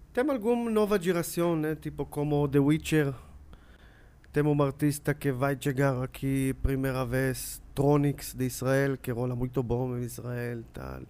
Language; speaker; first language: Portuguese; non-native, learner; Hebrew